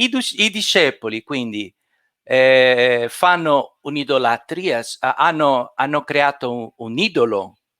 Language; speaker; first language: Italian; non-native, fluent; Portuguese